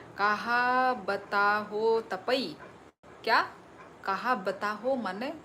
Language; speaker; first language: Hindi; non-native, local second language; Kok Borok